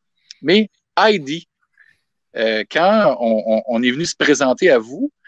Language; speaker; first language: French; native; French